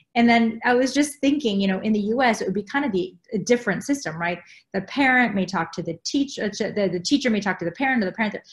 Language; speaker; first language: English; native; English